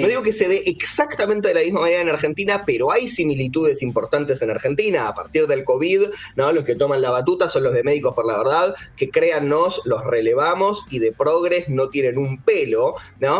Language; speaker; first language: Spanish; native; Spanish